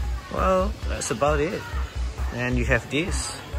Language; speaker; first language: English; non-native, local second language; Malay